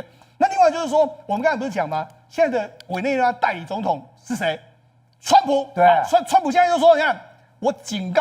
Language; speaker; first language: Chinese; native; Chinese